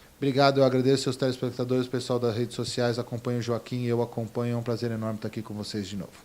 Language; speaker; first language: Portuguese; native; Portuguese